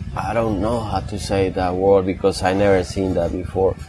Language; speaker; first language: English; early bilingual, other home language; Spanish